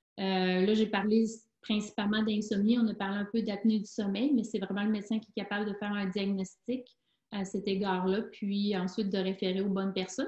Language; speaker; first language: French; native; French